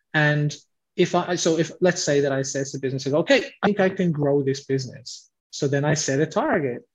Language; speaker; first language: English; native; English